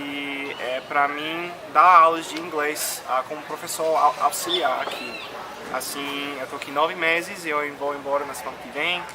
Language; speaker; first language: Portuguese; non-native, fluent; English